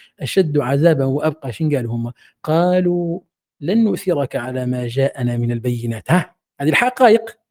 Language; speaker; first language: Arabic; native; Arabic